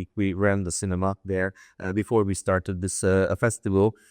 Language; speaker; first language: English; non-native, fluent; Hungarian